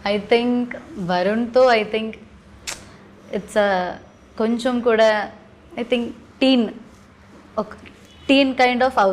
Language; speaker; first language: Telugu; non-native, learner; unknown